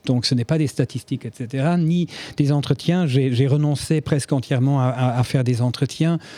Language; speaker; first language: French; non-native, fluent; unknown